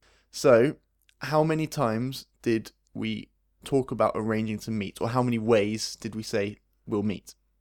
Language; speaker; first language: English; native; English